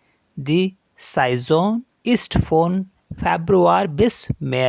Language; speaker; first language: German; non-native, fluent; Hindi